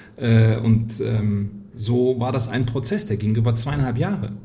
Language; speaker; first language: German; early bilingual, heritage; Polish